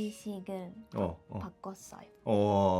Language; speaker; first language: Korean; non-native, learner; Japanese